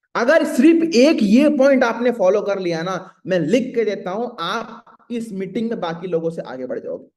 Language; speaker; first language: Hindi; native; Hindi